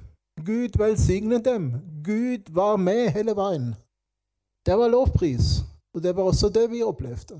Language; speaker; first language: Norwegian; non-native, fluent; German